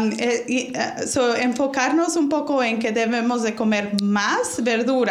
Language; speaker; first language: Spanish; early bilingual, heritage; Spanish